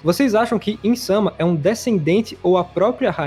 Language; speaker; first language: Portuguese; native; Portuguese